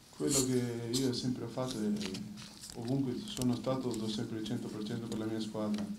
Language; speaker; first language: Italian; non-native, fluent; Greek